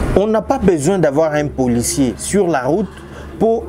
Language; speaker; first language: French; non-native, local second language; Lingala